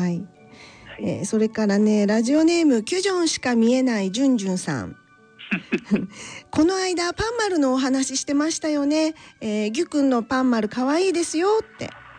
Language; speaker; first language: Japanese; native; Japanese